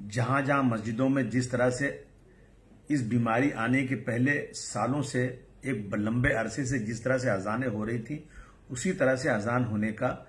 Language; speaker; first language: Hindi; native; Hindi